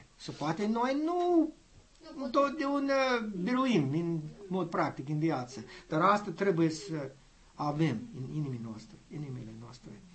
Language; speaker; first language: Romanian; non-native, learner; English